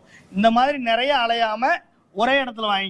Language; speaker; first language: Tamil; native; Tamil